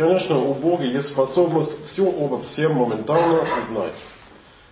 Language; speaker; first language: Russian; non-native, fluent; English